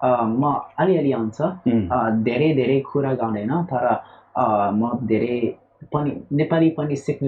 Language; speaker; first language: Nepali; early bilingual, heritage; Nepali